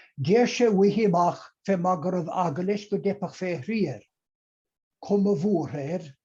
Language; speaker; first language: Irish; native; Irish